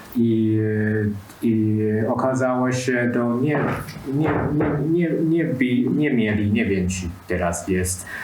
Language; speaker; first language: Polish; non-native, learner; Chinese